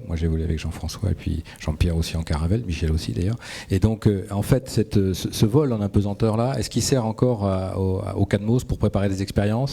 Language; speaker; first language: French; native; French